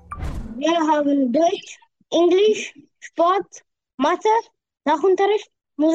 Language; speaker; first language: German; non-native, learner; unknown